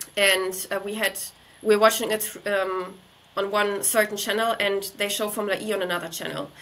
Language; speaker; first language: English; non-native, fluent; German